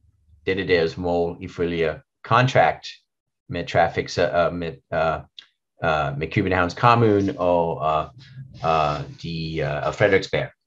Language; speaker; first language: Danish; non-native, learner; English